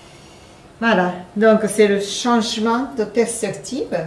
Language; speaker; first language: French; non-native, fluent; Japanese